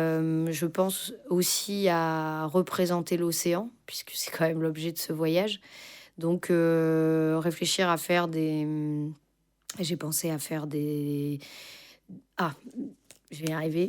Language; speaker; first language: French; native; French